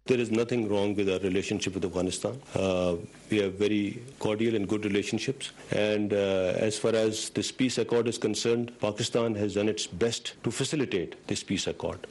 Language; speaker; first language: English; non-native, local second language; Urdu